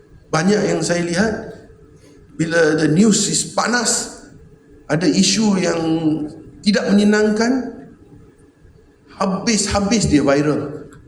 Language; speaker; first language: Malay; non-native, local second language; Tamil